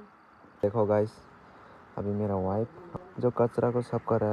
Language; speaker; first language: Hindi; non-native, learner; Kok Borok